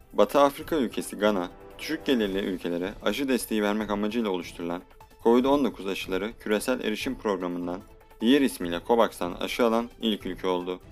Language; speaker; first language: Turkish; native; Turkish